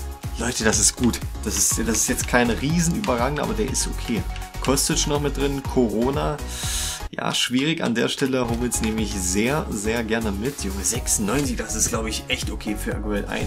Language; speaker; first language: German; native; German